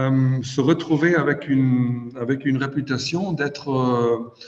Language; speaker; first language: French; non-native, fluent; German